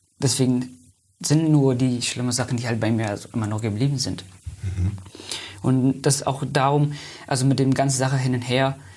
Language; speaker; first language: German; non-native, fluent; Persian